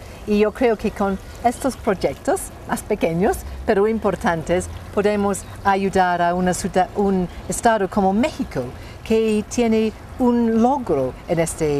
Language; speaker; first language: Spanish; non-native, fluent; English